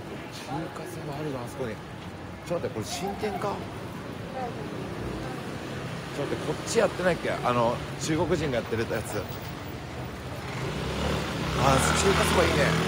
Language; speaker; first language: Japanese; native; Japanese